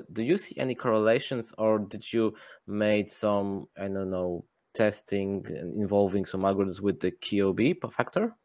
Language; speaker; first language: English; non-native, fluent; Polish